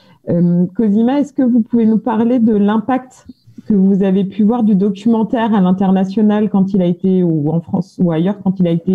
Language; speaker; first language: French; native; French